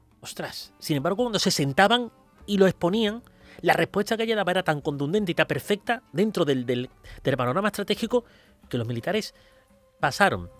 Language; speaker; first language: Spanish; native; Spanish